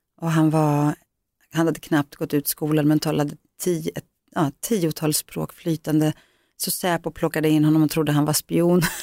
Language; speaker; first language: Swedish; early bilingual, other home language; Greek